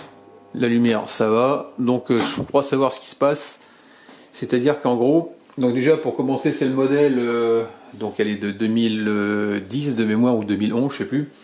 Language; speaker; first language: French; native; French